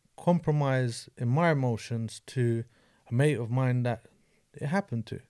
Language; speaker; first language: English; native; English